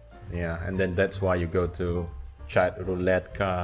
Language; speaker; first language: English; non-native, fluent; Indonesian